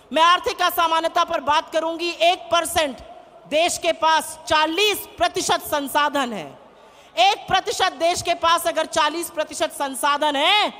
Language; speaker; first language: Hindi; native; Hindi